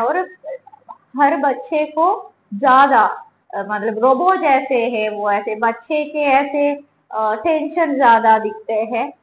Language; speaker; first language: Hindi; non-native, learner; Sinhala